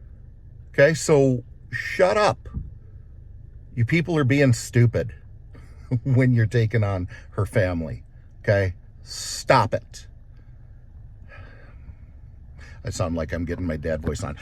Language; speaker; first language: English; native; English